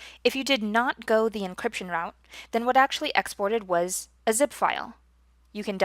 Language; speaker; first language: English; native; English